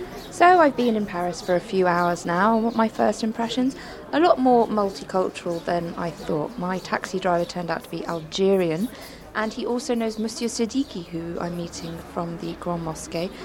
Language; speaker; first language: English; native; English